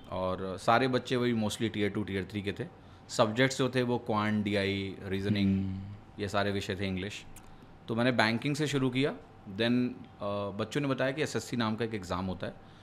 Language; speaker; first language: Hindi; native; Hindi